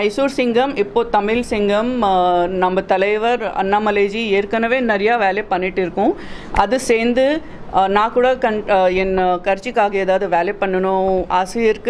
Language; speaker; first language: Tamil; non-native, learner; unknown